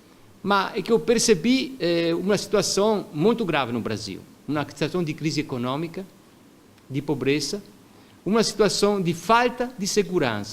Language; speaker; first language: Portuguese; non-native, fluent; Italian